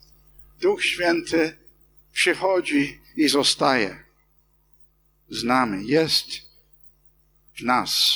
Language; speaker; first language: Polish; non-native, fluent; English